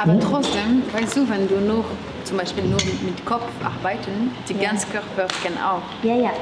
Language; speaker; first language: German; non-native, learner; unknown